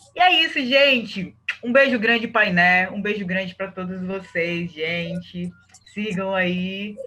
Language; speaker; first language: Portuguese; native; Portuguese